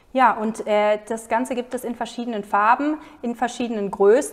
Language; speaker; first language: German; native; German